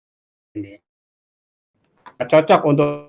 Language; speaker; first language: Indonesian; native; Indonesian